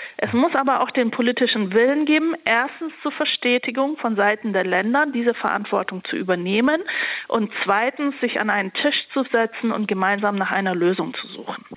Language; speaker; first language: German; early bilingual, other home language; Turkish